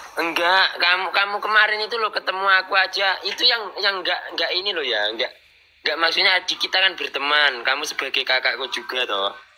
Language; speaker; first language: Indonesian; non-native, local second language; Javanese